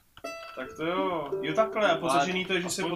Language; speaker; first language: Czech; native; Czech